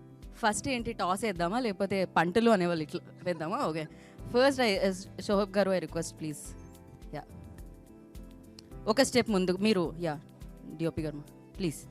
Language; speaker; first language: Telugu; native; Telugu